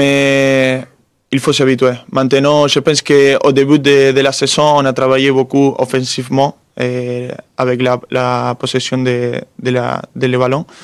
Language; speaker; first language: French; non-native, fluent; Spanish